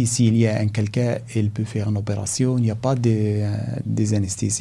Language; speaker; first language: French; non-native, learner; Arabic